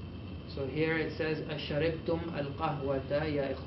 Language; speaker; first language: Arabic; non-native, fluent; English